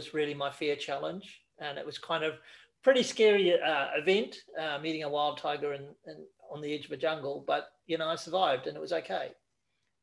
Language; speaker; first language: English; native; English